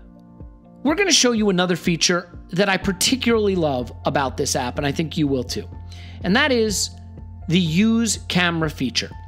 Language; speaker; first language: English; native; English